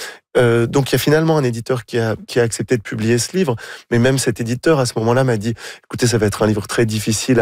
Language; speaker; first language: French; native; French